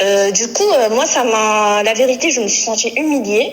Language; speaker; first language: French; native; French